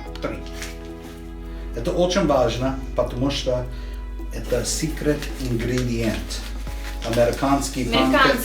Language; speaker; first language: Russian; non-native, learner; English